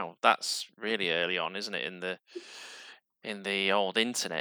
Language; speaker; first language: English; native; English